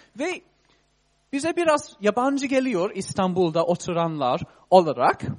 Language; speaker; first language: Turkish; non-native, fluent; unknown